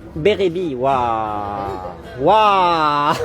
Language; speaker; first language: French; native; French